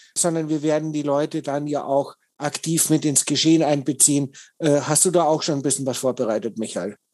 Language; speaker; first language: German; native; German